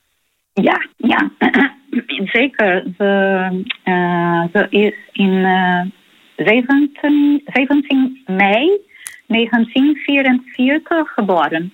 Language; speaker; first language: Dutch; non-native, learner; Portuguese